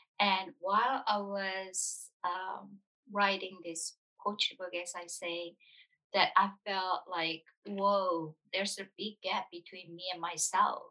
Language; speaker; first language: English; non-native, fluent; Korean